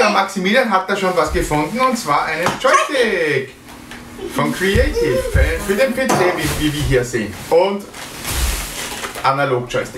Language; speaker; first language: German; native; German